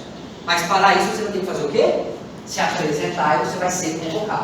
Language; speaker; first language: Portuguese; native; Portuguese